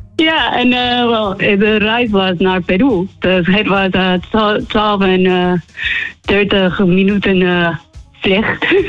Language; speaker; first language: Dutch; non-native, learner; Spanish